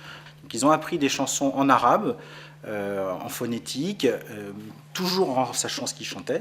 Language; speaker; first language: French; native; French